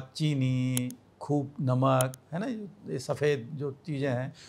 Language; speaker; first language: Hindi; native; Hindi